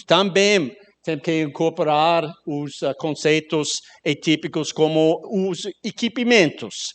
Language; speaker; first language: Portuguese; non-native, learner; English